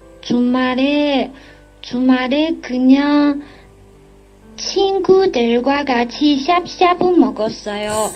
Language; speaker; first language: Korean; non-native, learner; Chinese